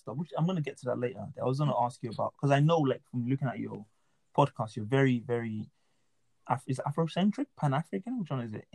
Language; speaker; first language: English; non-native, local second language; Yoruba